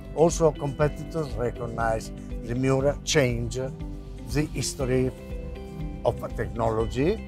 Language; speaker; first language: English; non-native, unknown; Italian